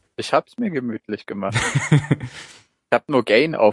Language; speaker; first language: German; native; German